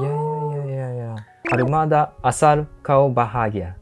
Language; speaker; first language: Indonesian; non-native, learner; Japanese